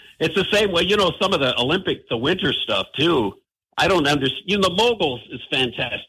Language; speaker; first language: English; native; English